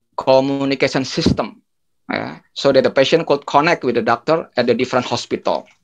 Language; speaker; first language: English; non-native, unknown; Indonesian